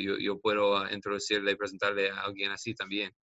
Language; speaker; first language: Spanish; non-native, learner; English